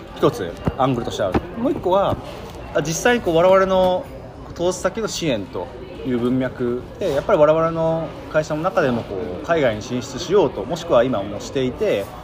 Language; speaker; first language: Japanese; native; Japanese